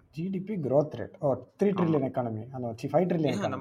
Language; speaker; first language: English; non-native, local second language; Tamil